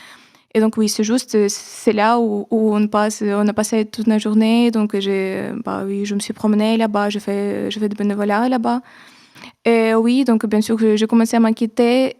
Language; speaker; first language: French; non-native, fluent; Ukrainian